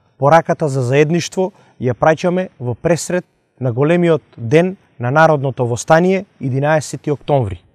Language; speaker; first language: Macedonian; native; Macedonian